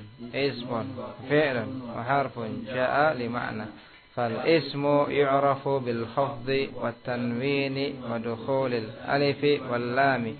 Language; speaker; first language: Arabic; non-native, fluent; Indonesian